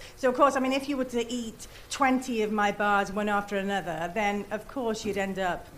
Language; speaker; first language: English; native; English